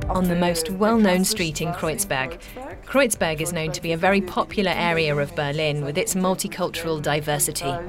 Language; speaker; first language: English; non-native, fluent; Turkish